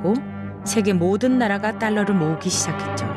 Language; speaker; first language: Korean; native; Korean